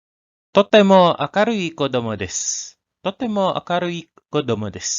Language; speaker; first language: Japanese; non-native, learner; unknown